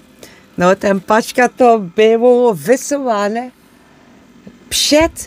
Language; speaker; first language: Polish; non-native, learner; Dutch